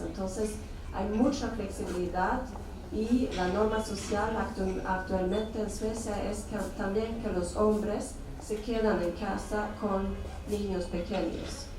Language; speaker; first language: Spanish; non-native, fluent; Swedish